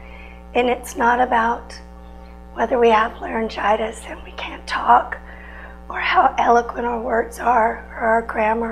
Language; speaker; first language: English; native; English